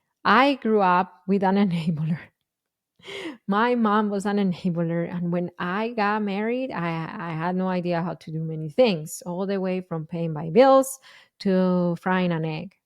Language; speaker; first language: English; non-native, fluent; Spanish